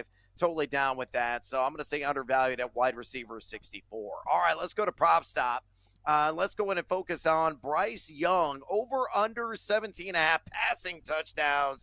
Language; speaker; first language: English; native; English